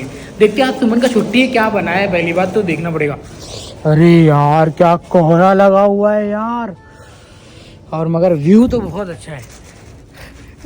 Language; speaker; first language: Hindi; native; Hindi